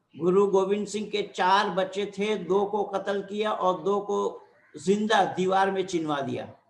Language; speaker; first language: Hindi; non-native, local second language; Bangla